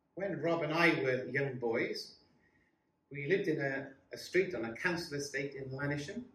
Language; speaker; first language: English; native; English